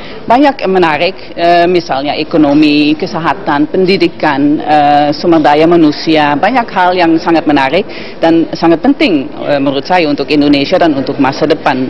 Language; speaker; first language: Indonesian; non-native, fluent; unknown